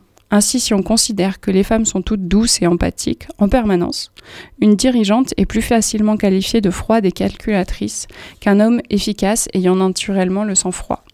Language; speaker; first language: French; native; French